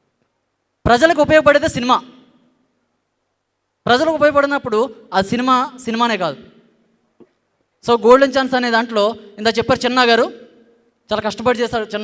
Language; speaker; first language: Telugu; native; Telugu